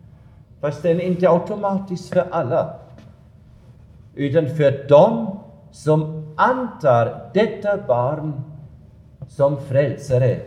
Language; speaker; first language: Swedish; non-native, fluent; German